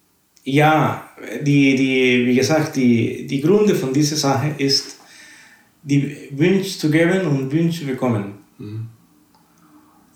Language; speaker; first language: German; non-native, fluent; Spanish